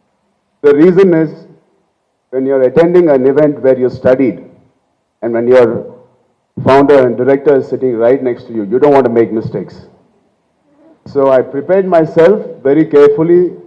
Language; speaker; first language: English; non-native, local second language; Telugu